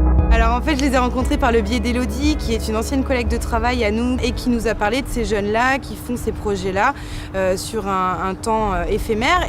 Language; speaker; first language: French; native; French